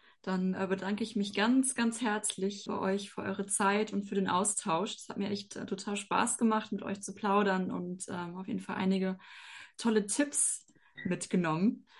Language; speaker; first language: German; native; German